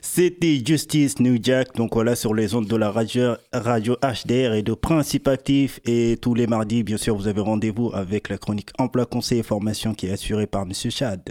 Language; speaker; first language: French; native; French